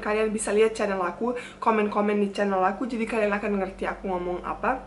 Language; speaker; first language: Indonesian; non-native, fluent; Bosnian